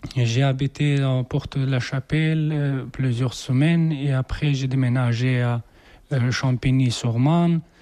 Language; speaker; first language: French; non-native, learner; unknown